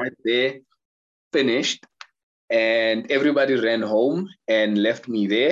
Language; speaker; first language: English; non-native, local second language; Zulu